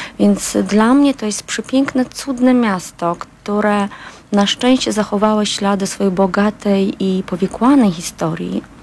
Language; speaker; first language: Polish; non-native, fluent; Azerbaijani